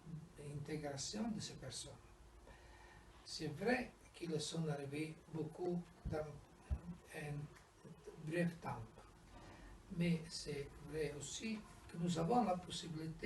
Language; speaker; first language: French; non-native, fluent; Italian